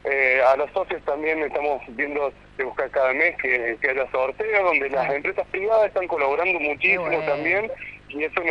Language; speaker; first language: Spanish; native; Spanish